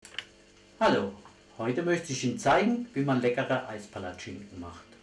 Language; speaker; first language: German; native; German